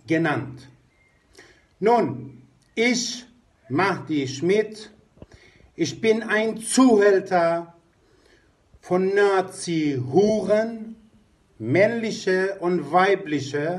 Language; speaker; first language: German; non-native, fluent; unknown